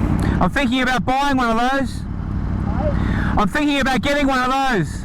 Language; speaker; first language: English; native; English